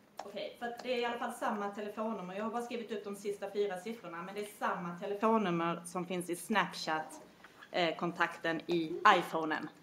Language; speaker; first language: Swedish; native; Swedish